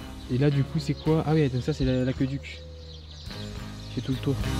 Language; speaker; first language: French; native; French